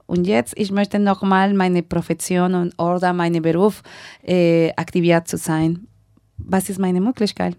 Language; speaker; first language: German; non-native, learner; Spanish